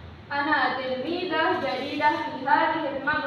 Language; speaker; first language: Arabic; non-native, learner; Indonesian